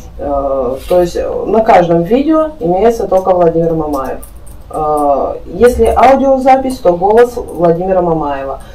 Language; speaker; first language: Russian; native; Russian